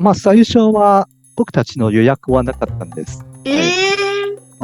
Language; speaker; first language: Japanese; non-native, fluent; Cantonese